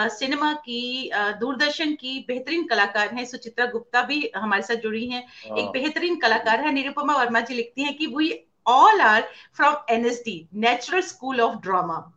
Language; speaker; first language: Hindi; native; Hindi